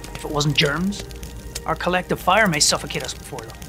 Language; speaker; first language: English; native; English